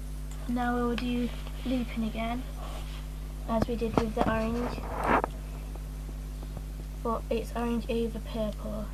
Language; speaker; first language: English; native; English